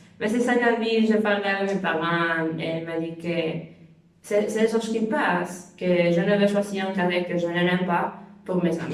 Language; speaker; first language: French; non-native, learner; Spanish